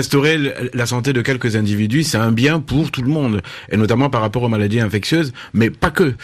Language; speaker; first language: French; native; French